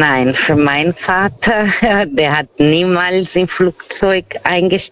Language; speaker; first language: German; non-native, fluent; Portuguese